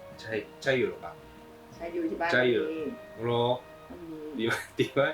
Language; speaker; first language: Thai; non-native, learner; Japanese